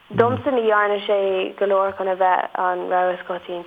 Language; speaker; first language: Irish; non-native, local second language; English